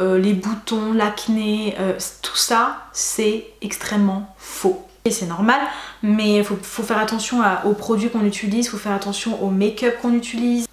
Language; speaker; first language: French; native; French